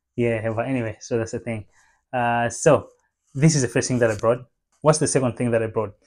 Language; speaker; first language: English; non-native, local second language; Nyanja